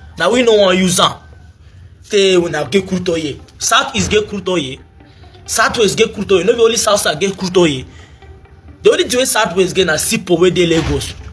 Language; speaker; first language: Nigerian Pidgin; non-native, local second language; Hausa